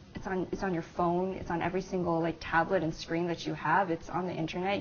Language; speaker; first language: English; native; English